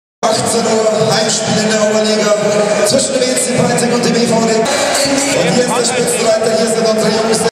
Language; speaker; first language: German; native; German